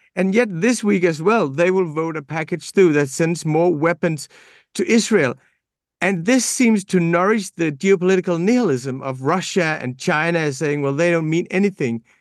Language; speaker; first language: English; non-native, fluent; Danish